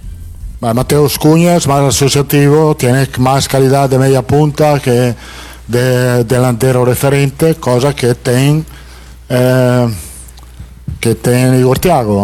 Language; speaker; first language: Portuguese; non-native, fluent; Italian